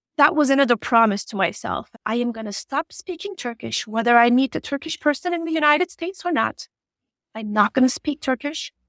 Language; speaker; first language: English; non-native, fluent; Turkish